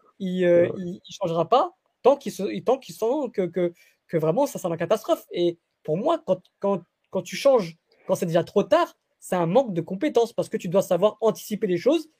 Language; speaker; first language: French; early bilingual, other home language; Portuguese